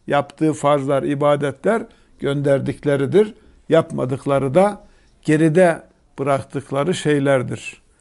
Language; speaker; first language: Turkish; native; Turkish